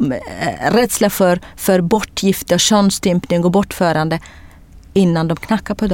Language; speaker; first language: Swedish; non-native, fluent; Kurdish